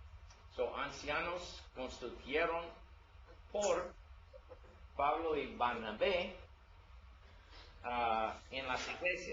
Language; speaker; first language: Spanish; non-native, learner; English